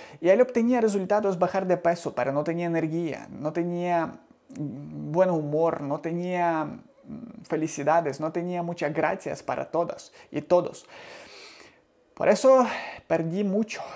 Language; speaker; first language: Spanish; non-native, learner; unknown